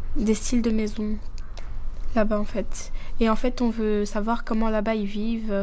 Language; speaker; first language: French; native; French